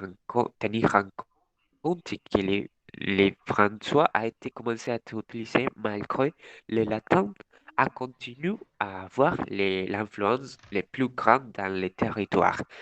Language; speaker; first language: French; non-native, learner; Spanish